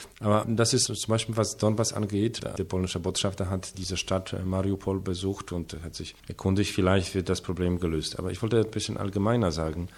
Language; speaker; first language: German; non-native, fluent; Polish